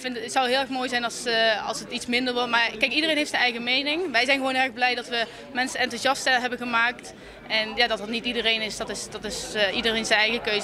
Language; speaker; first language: Dutch; native; Dutch